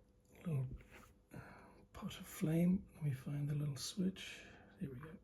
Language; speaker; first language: English; native; English